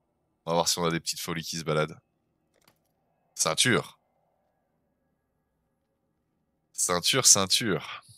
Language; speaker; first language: French; native; French